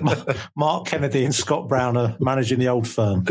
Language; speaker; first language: English; native; English